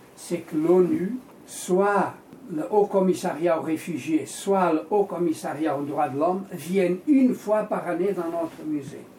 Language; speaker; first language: French; non-native, fluent; Portuguese